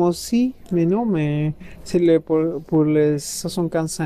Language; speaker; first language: French; non-native, fluent; Spanish